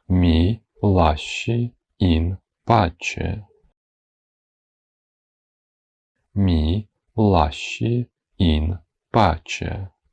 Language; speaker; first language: Italian; non-native, fluent; Ukrainian